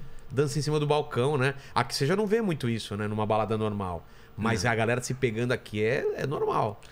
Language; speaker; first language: Portuguese; native; Portuguese